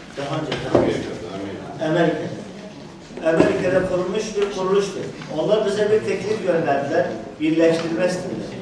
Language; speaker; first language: Turkish; native; Turkish